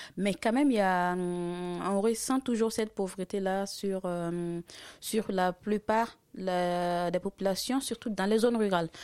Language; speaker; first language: French; non-native, local second language; Dyula